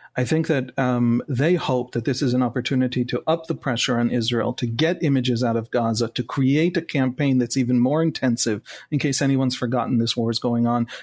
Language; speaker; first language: English; non-native, fluent; Hebrew